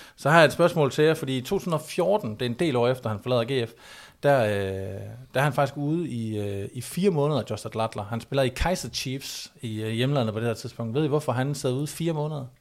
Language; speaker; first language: Danish; native; Danish